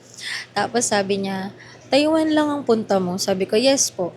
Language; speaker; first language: Filipino; native; Filipino